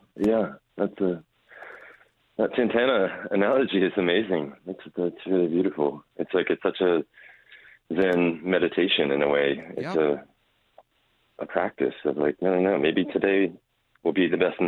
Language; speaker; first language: English; native; English